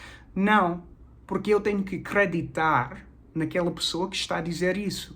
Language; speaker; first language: Portuguese; non-native, fluent; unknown